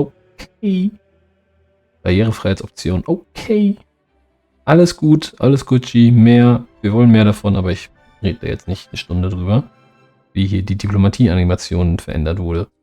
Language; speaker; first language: German; native; German